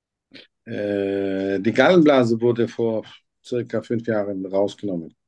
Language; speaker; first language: German; non-native, fluent; Turkish